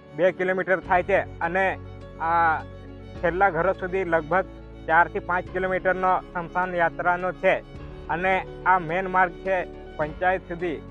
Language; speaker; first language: Gujarati; non-native, local second language; Kukna